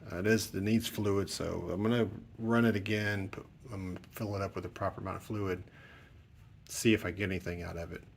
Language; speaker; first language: English; native; English